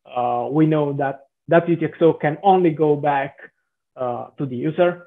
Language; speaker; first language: English; non-native, fluent; Italian